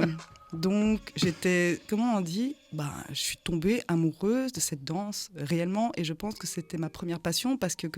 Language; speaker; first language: French; early bilingual, other home language; Khmer